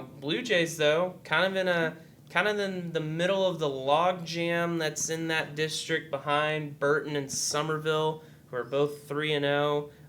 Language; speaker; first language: English; native; English